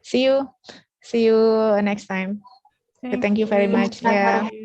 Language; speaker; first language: English; non-native, learner; Indonesian